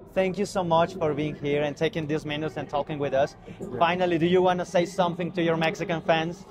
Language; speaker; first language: English; non-native, fluent; Spanish